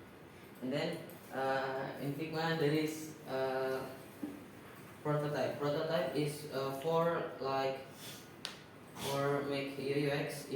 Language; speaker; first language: English; non-native, learner; Indonesian